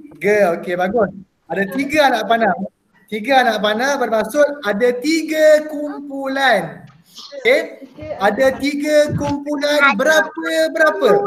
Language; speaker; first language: Malay; native; Malay